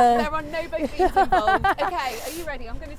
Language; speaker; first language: English; native; English